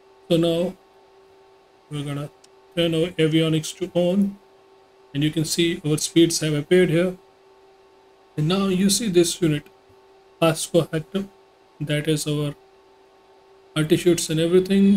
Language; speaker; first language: English; non-native, local second language; Hindi